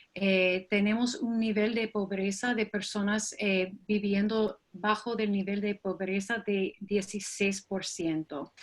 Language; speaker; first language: Spanish; non-native, fluent; English